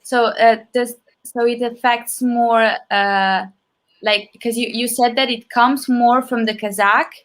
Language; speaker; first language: English; non-native, fluent; Italian